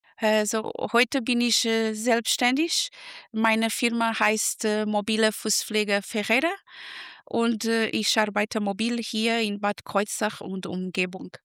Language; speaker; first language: German; non-native, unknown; Portuguese